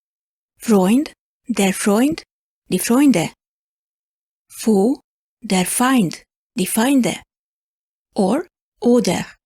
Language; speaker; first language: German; non-native, fluent; Hungarian